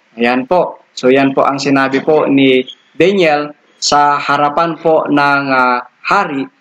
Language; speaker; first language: Filipino; non-native, local second language; Iloko